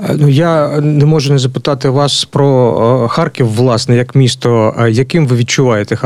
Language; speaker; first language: Ukrainian; native; Ukrainian